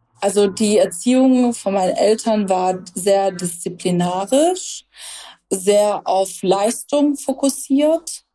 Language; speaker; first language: German; early bilingual, other home language; Russian